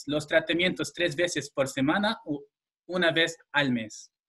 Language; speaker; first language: Spanish; non-native, fluent; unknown